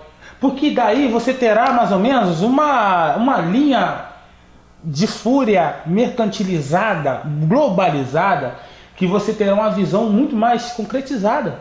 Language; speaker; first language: Portuguese; native; Portuguese